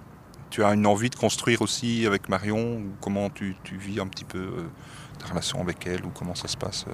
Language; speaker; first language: French; native; French